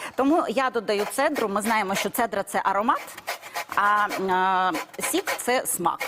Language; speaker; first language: Ukrainian; native; Ukrainian